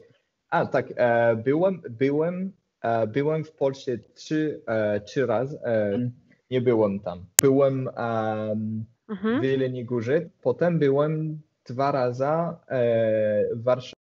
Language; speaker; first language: Polish; non-native, learner; French